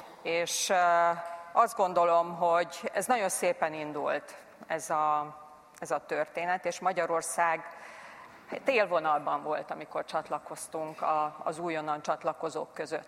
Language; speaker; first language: Hungarian; native; Hungarian